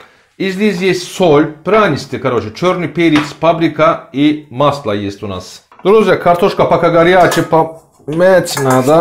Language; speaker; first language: Russian; non-native, learner; Turkish